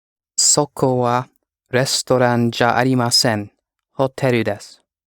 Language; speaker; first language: Japanese; non-native, learner; English